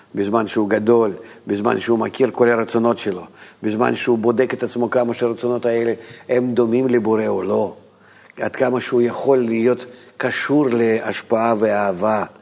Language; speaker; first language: Hebrew; non-native, fluent; Russian